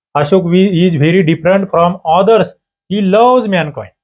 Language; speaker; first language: English; non-native, local second language; Marathi